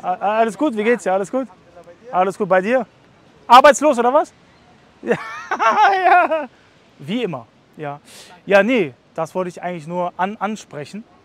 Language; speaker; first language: German; early bilingual, other home language; Russian